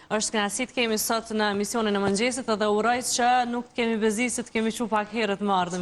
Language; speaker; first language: Albanian; native; Albanian